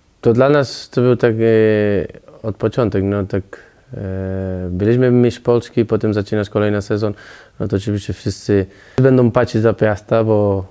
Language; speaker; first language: Polish; non-native, learner; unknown